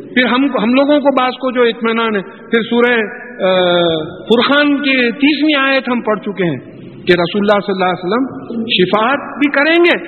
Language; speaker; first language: Urdu; native; Urdu